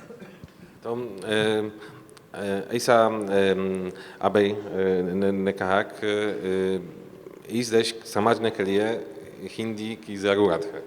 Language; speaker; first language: Hindi; non-native, learner; Polish